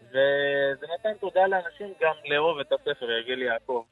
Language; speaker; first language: Hebrew; native; Hebrew